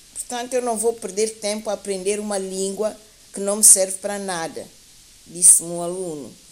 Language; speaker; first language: Portuguese; native; Portuguese